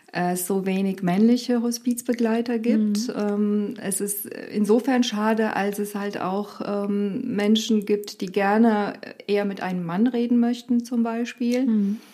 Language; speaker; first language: German; early bilingual, other home language; Romanian